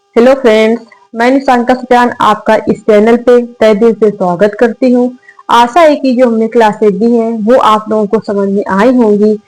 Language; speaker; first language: Hindi; native; Hindi